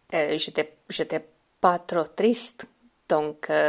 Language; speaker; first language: French; non-native, fluent; Romanian